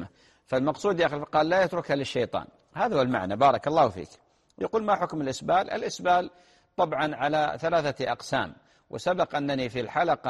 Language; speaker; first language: Arabic; native; Arabic